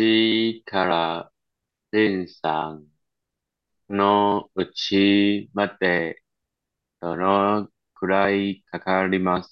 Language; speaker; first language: Japanese; non-native, learner; Chinese